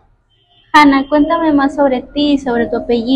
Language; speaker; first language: Spanish; native; Spanish